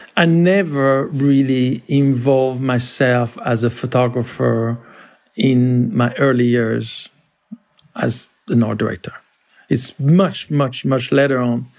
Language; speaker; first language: English; non-native, fluent; French